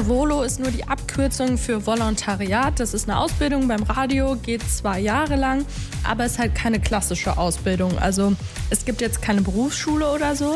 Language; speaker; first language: German; native; German